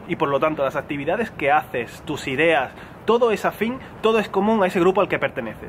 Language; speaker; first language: Spanish; native; Spanish